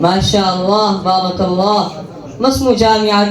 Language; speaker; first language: Arabic; non-native, learner; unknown